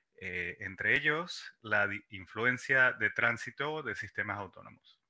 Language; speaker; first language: Spanish; native; Spanish